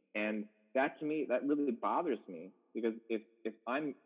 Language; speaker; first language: English; native; English